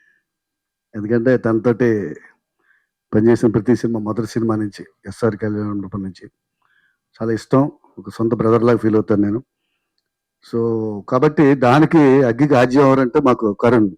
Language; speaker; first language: Telugu; native; Telugu